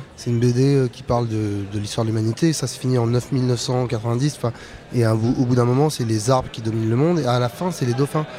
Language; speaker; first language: French; native; French